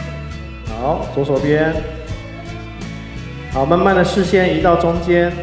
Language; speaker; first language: Chinese; native; Chinese